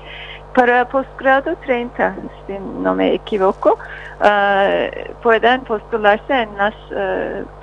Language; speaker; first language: Spanish; non-native, fluent; Turkish